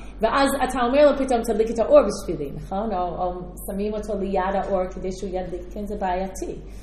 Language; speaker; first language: Hebrew; non-native, fluent; English